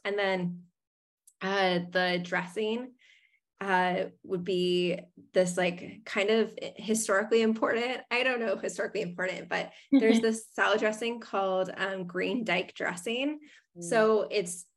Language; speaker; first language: English; native; English